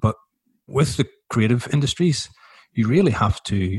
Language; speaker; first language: English; native; English